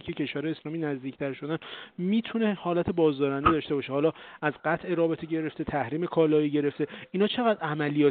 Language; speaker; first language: Persian; native; Persian